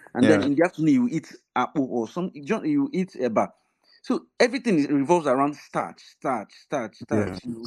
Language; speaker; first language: English; non-native, local second language; Igbo